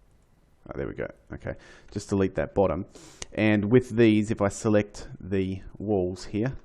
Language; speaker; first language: English; native; English